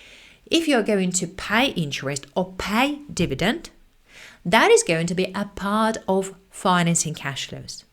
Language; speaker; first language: English; non-native, fluent; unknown